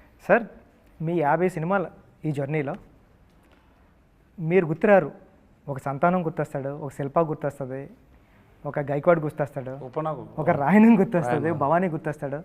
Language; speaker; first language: Telugu; native; Telugu